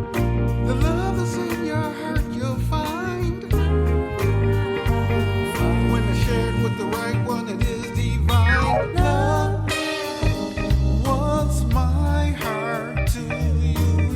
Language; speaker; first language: English; native; English